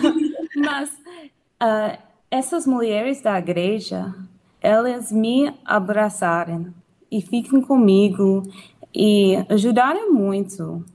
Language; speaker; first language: Portuguese; non-native, fluent; English